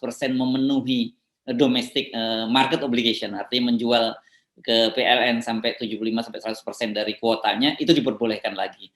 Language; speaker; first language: Indonesian; native; Indonesian